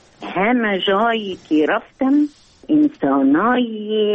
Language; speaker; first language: Persian; non-native, fluent; Arabic